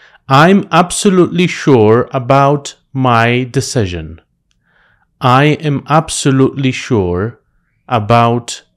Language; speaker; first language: English; non-native, fluent; Persian